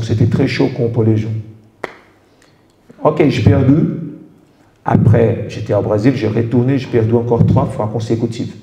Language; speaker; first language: French; non-native, fluent; Portuguese